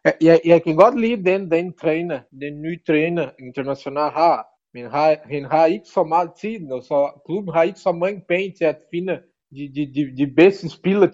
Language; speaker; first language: Danish; non-native, learner; Portuguese